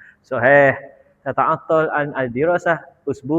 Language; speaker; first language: Arabic; non-native, learner; Malay